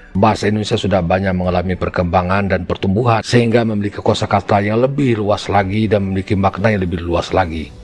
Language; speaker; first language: Indonesian; native; Indonesian